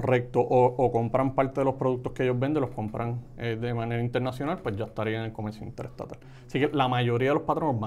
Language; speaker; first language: Spanish; native; Spanish